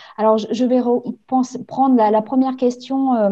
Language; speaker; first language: French; native; French